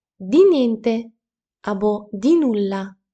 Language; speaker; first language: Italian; non-native, fluent; Ukrainian